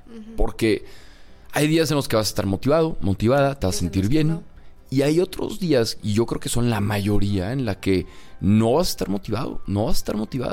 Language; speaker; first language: Spanish; native; Spanish